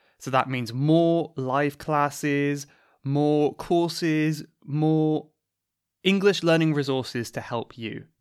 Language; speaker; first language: English; native; English